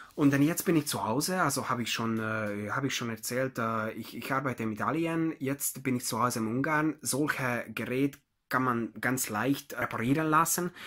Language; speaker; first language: German; non-native, learner; Hungarian